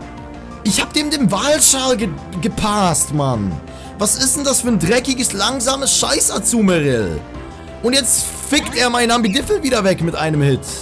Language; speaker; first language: German; native; German